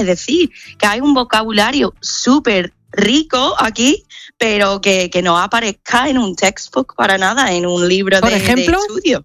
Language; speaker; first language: Spanish; non-native, fluent; English